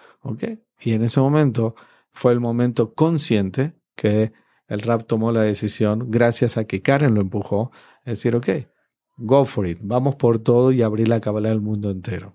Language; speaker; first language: Spanish; native; Spanish